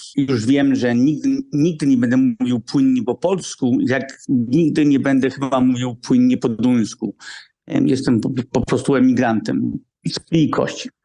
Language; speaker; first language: Polish; early bilingual, heritage; Polish